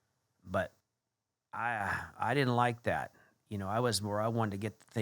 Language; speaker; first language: English; native; English